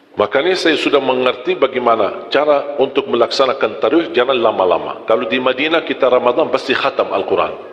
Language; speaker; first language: Malay; non-native, fluent; Arabic